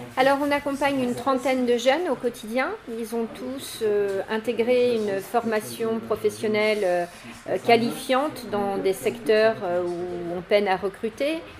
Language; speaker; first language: French; native; French